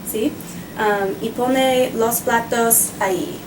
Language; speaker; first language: Spanish; non-native, learner; English